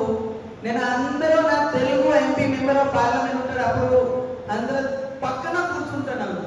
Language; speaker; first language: Telugu; non-native, fluent; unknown